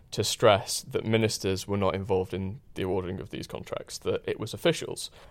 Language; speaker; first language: English; native; English